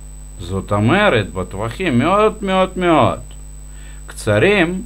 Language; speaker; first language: Hebrew; non-native, fluent; Russian